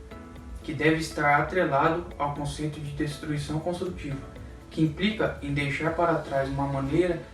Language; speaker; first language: Portuguese; native; Portuguese